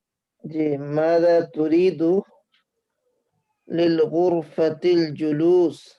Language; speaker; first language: Arabic; non-native, learner; Urdu